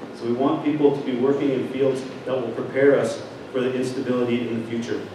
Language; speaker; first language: English; native; English